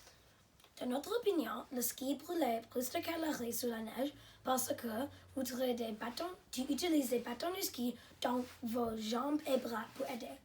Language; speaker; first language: French; non-native, learner; English